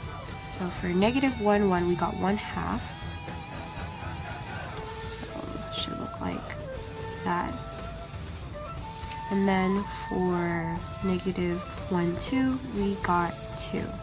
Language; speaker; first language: English; native; English